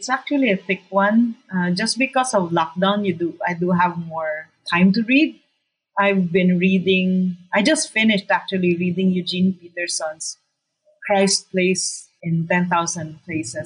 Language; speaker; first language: English; non-native, local second language; Cebuano